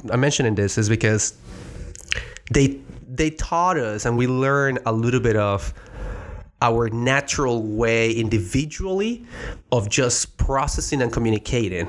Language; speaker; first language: English; non-native, fluent; Spanish